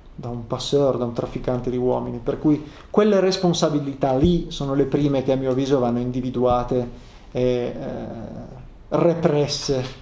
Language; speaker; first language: Italian; native; Italian